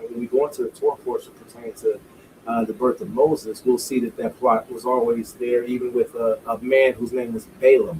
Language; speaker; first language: English; native; English